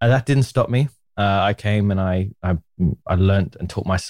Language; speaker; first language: English; native; English